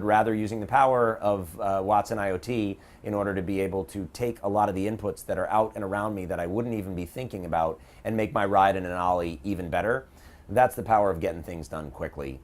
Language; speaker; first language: English; native; English